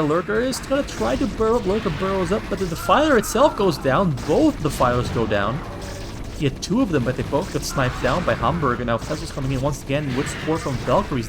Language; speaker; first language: English; native; English